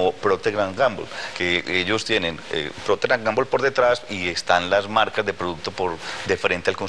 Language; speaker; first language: Spanish; native; Spanish